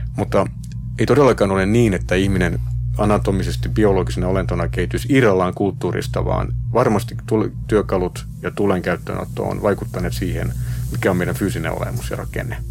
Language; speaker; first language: Finnish; native; Finnish